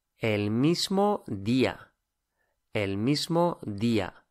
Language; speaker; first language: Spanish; non-native, fluent; English